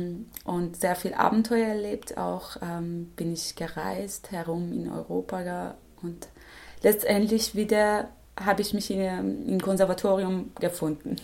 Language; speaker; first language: German; non-native, fluent; Persian